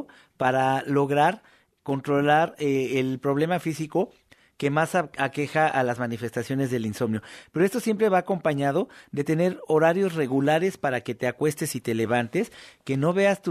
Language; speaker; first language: Spanish; native; Spanish